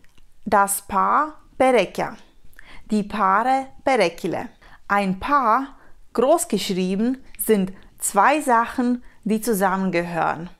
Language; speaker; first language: German; non-native, fluent; Romanian